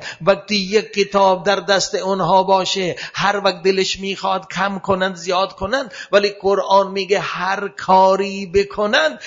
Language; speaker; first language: Persian; non-native, fluent; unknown